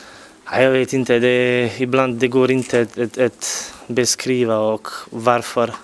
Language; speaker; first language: Swedish; non-native, fluent; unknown